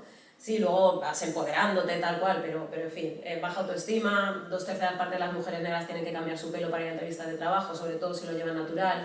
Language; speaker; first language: Spanish; native; Spanish